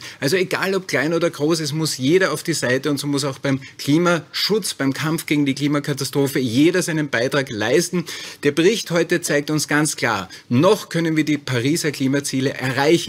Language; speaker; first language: German; native; German